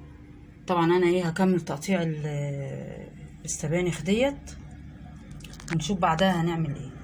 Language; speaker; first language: Arabic; native; Arabic